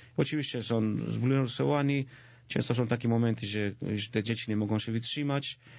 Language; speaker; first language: Polish; non-native, fluent; Georgian